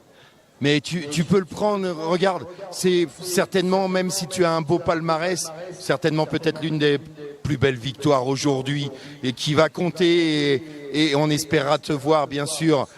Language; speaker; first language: French; native; French